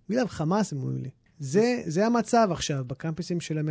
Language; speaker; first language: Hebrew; early bilingual, heritage; English